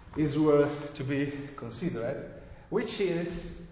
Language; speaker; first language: English; non-native, fluent; Italian